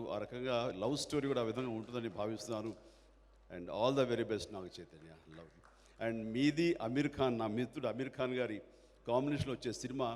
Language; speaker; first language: Telugu; native; Telugu